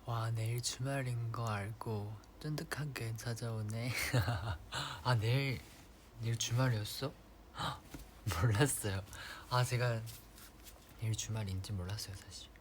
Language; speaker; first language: Korean; non-native, fluent; Chinese